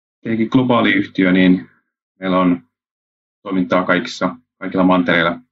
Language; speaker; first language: Finnish; early bilingual, heritage; Finnish